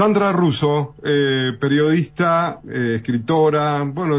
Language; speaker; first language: Spanish; native; Spanish